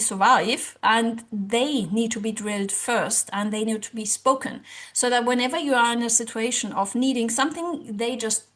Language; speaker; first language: English; non-native, fluent; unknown